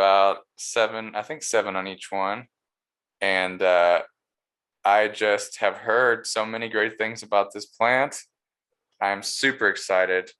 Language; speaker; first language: English; native; English